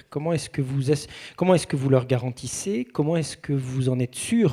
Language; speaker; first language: French; native; French